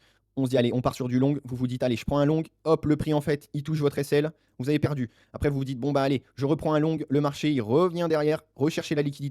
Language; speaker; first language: French; native; French